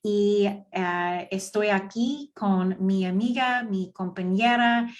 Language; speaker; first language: Spanish; non-native, learner; English